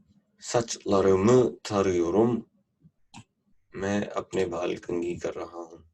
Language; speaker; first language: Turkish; non-native, fluent; Urdu